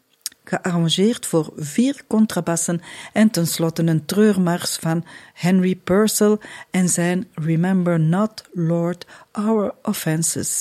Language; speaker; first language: Dutch; native; Dutch